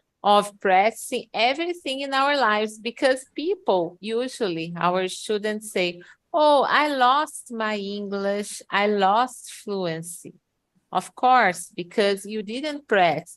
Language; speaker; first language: English; non-native, fluent; Portuguese